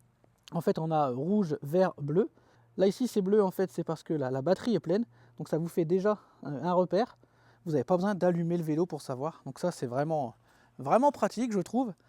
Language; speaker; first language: French; native; French